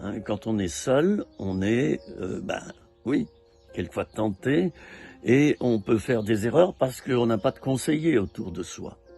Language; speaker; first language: French; native; French